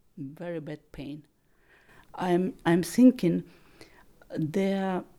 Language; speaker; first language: English; non-native, learner; Russian